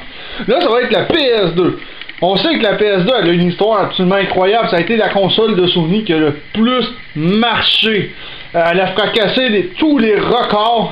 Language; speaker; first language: French; native; French